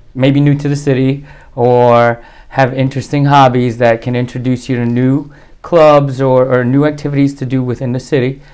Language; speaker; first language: English; early bilingual, other home language; Spanish